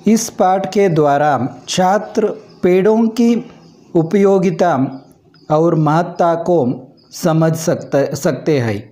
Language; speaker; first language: Hindi; non-native, local second language; Kannada